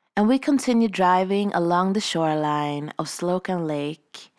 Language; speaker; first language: English; non-native, fluent; Swedish